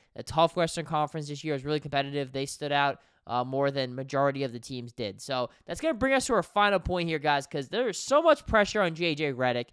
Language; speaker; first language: English; native; English